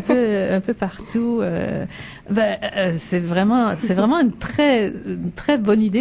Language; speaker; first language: French; native; French